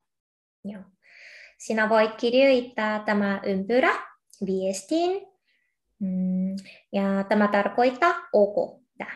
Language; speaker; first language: Finnish; non-native, fluent; Korean